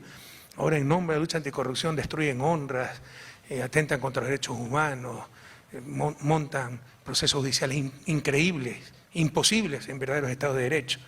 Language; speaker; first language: Spanish; native; Spanish